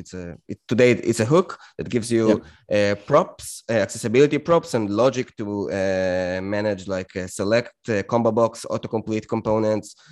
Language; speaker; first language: English; non-native, fluent; Hebrew